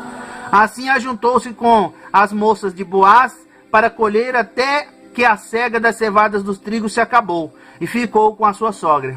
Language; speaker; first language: Portuguese; native; Portuguese